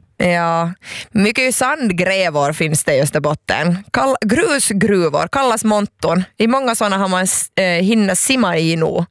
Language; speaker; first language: Swedish; native; Swedish